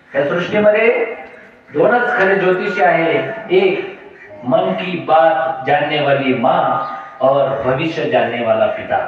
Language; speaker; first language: Hindi; non-native, local second language; Marathi